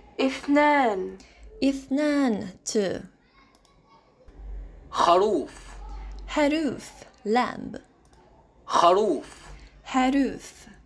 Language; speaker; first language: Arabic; non-native, learner; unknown